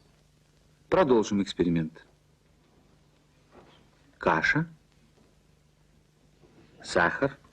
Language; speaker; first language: Russian; native; Russian